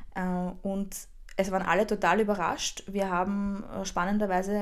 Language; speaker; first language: German; early bilingual, heritage; Czech